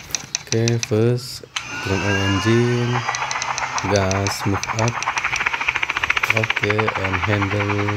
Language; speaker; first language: English; non-native, learner; Indonesian